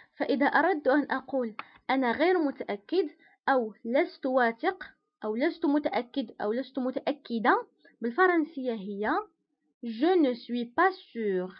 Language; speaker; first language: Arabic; native; Arabic